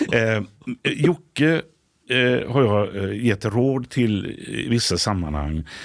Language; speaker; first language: Swedish; native; Swedish